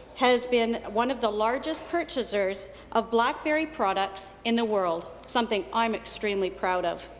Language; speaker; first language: English; native; English